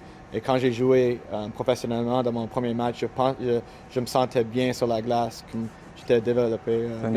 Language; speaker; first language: French; non-native, local second language; English